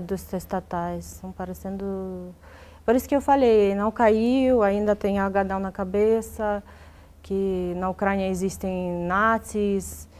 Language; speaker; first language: Portuguese; non-native, fluent; Ukrainian